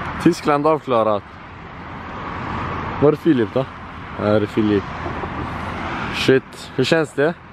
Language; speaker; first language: Swedish; native; Swedish